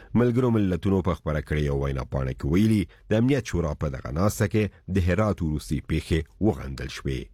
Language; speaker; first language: Pashto; native; Pashto